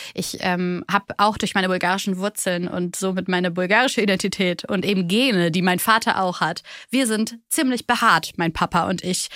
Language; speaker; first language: German; early bilingual, other home language; Bulgarian